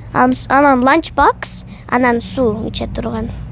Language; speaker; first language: Kyrgyz; early bilingual, heritage; Kyrgyz